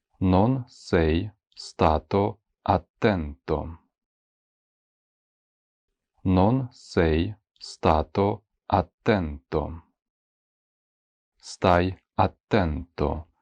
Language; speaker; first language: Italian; non-native, fluent; Ukrainian